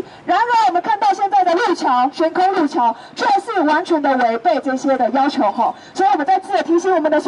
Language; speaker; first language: Chinese; native; Chinese